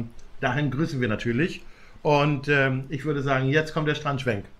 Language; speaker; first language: German; native; German